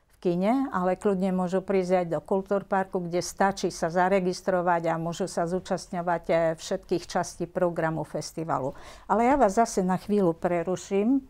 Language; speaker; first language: Slovak; native; Slovak